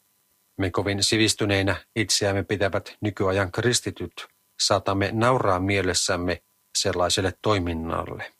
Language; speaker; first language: Finnish; native; Finnish